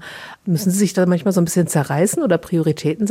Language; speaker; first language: German; native; German